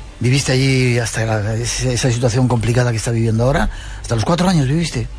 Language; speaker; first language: Spanish; native; Spanish